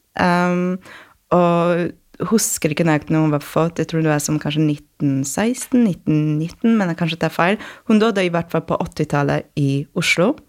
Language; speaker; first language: Norwegian; non-native, fluent; Polish